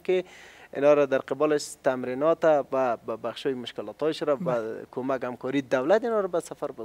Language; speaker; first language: Persian; native; Persian